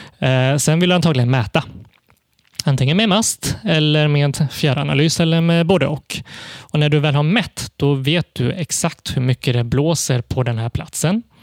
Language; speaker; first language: Swedish; early bilingual, other home language; Cantonese